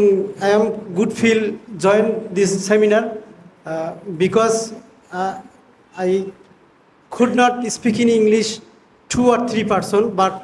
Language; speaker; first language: English; non-native, learner; Bangla